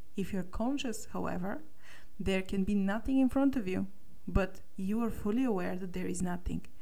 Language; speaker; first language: English; non-native, fluent; Bulgarian